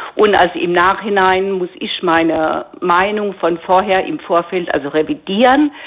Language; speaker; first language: German; native; German